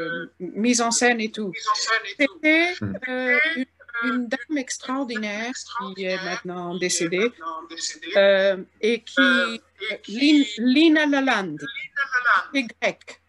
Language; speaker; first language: French; non-native, fluent; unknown